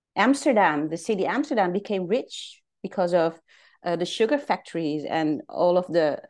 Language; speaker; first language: English; non-native, fluent; Dutch